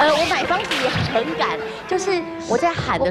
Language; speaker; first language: Chinese; native; Chinese